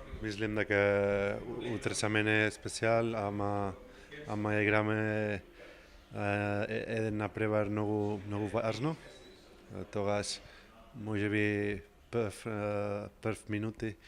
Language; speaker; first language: Macedonian; non-native, learner; Spanish